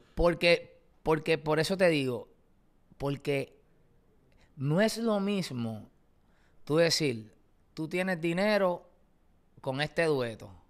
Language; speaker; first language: Spanish; native; Spanish